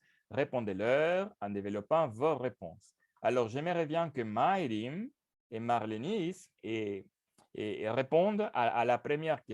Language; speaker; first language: French; non-native, fluent; Spanish